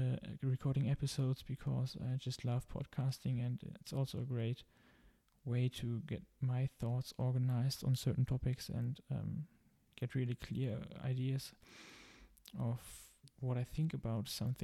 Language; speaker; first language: English; non-native, fluent; German